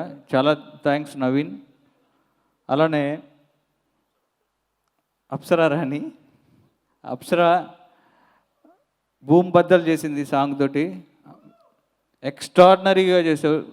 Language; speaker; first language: Telugu; native; Telugu